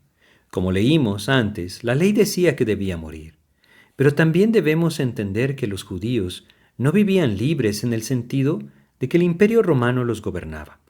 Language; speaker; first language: Spanish; native; Spanish